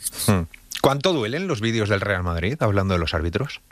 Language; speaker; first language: Spanish; native; Spanish